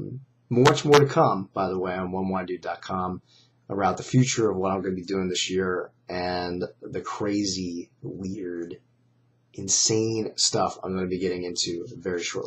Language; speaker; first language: English; native; English